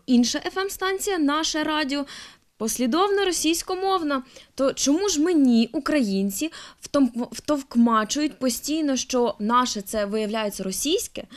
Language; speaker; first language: Ukrainian; native; Ukrainian